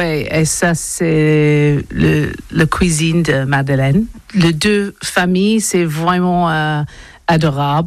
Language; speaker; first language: French; non-native, learner; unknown